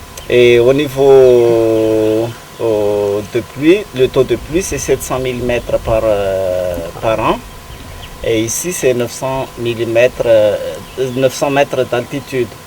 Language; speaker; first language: French; non-native, local second language; Malagasy